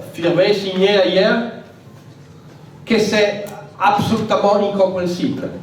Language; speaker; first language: French; non-native, fluent; Italian